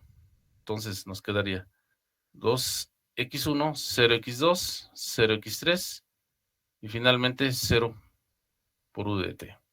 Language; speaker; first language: Spanish; native; Spanish